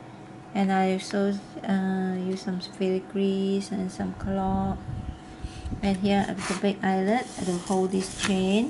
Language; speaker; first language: English; non-native, learner; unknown